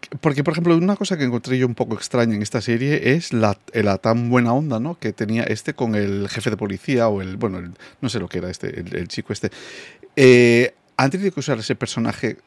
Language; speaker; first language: Spanish; non-native, fluent; English